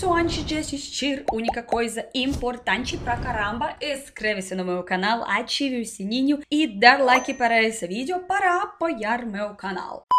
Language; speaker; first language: Portuguese; non-native, learner; Russian